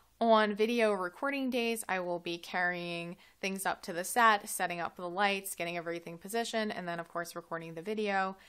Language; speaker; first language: English; native; English